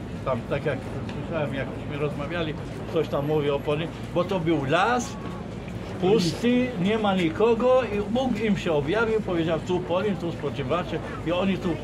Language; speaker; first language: Polish; non-native, fluent; Arabic